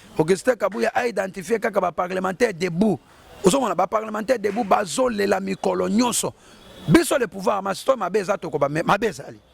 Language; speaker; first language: Lingala; native; Lingala